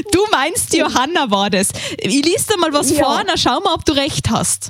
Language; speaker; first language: German; native; German